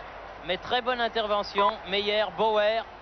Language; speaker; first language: French; native; French